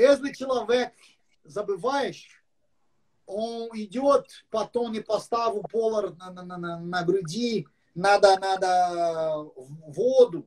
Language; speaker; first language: Russian; non-native, learner; English